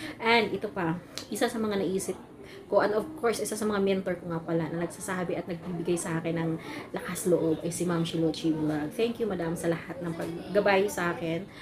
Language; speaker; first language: Filipino; non-native, local second language; Cebuano